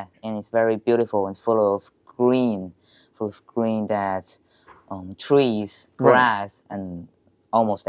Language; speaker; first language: English; non-native, learner; Chinese